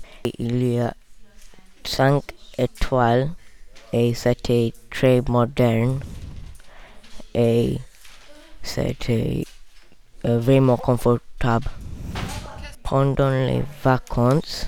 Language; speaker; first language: French; non-native, learner; English